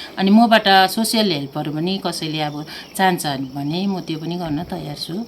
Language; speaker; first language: Nepali; native; Nepali